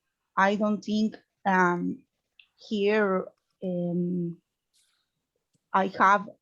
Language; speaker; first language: English; non-native, learner; Spanish